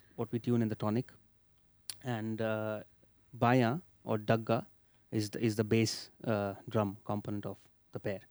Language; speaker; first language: English; non-native, local second language; Marathi